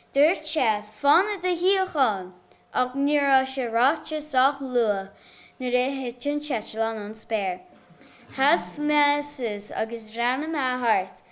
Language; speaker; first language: Irish; native; Irish